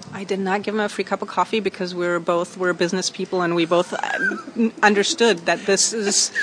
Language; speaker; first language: English; non-native, fluent; German